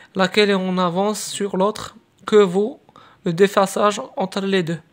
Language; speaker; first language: French; non-native, local second language; Arabic